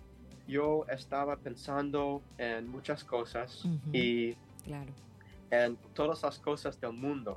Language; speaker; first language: Spanish; non-native, learner; English